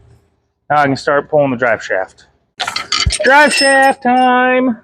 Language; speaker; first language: English; native; English